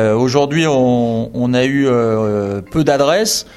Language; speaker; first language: French; native; French